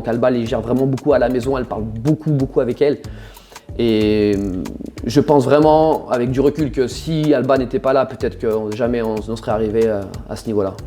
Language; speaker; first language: French; native; French